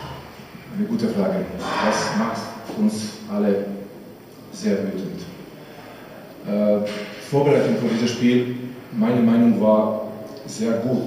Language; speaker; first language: German; non-native, fluent; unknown